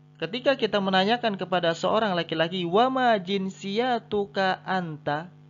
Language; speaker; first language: Indonesian; native; Indonesian